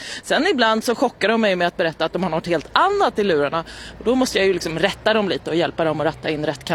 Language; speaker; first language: Swedish; native; Swedish